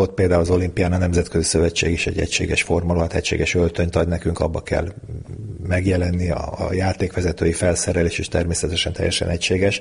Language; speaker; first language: Hungarian; native; Hungarian